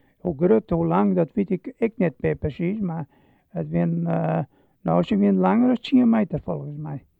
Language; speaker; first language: Dutch; non-native, local second language; Western Frisian